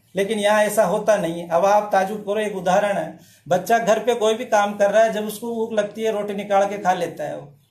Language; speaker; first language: Hindi; native; Hindi